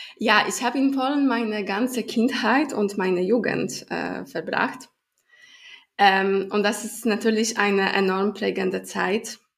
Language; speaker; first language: German; non-native, fluent; Polish